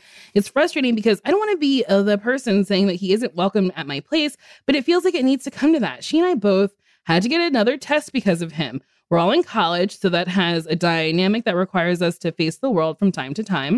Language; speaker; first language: English; native; English